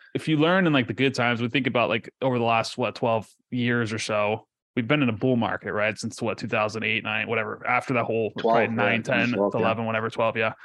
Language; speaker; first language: English; early bilingual, other home language; Spanish